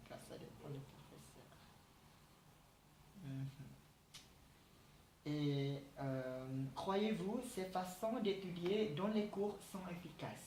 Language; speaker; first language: French; non-native, learner; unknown